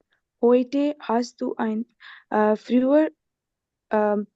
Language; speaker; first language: German; non-native, learner; Urdu